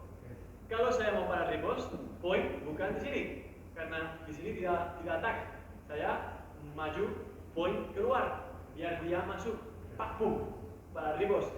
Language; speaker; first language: Indonesian; non-native, learner; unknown